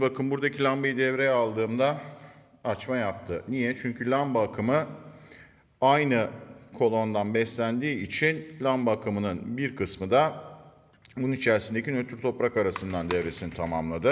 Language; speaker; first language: Turkish; native; Turkish